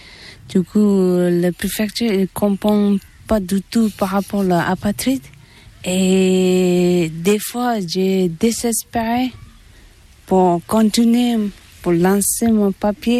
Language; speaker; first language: French; non-native, learner; Tibetan